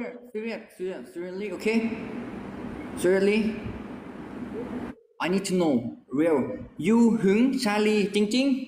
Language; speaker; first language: English; non-native, learner; Thai